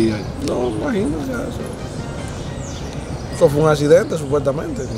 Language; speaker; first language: Spanish; native; Spanish